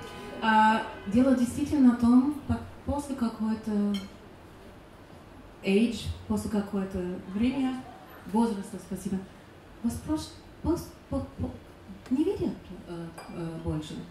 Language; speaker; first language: Russian; non-native, learner; German